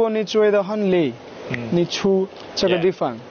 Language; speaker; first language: Chinese; non-native, learner; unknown